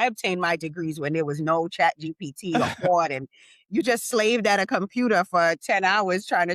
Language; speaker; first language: English; native; English